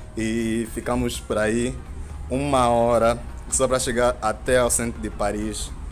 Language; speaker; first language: Portuguese; native; Portuguese